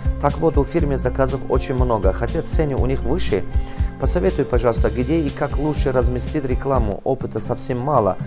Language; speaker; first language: Russian; non-native, local second language; Tajik